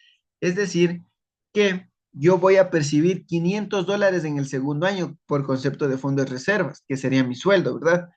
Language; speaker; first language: Spanish; native; Spanish